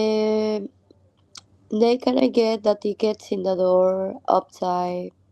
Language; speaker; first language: English; non-native, learner; Spanish